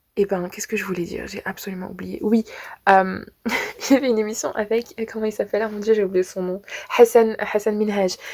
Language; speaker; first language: French; native; French